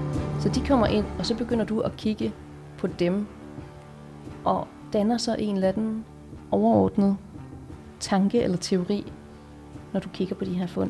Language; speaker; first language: Danish; native; Danish